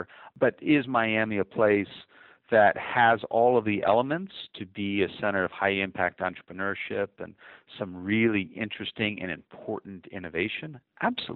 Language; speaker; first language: English; native; English